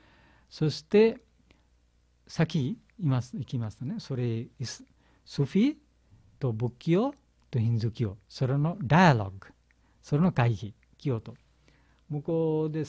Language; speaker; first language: Japanese; non-native, learner; Bangla